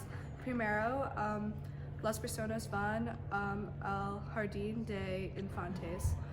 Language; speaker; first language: Spanish; non-native, learner; English